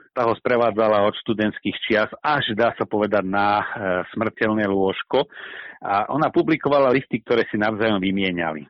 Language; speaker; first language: Slovak; native; Slovak